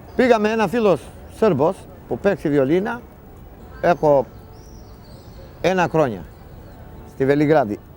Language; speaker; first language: Greek; non-native, learner; Italian